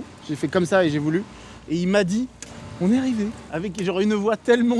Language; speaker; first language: French; native; French